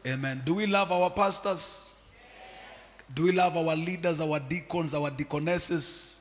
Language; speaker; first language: English; non-native, local second language; Swahili